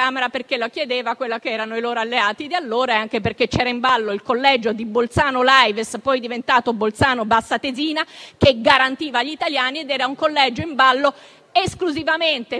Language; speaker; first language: Italian; native; Italian